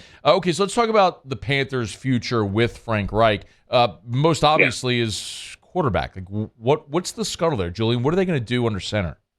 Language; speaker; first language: English; native; English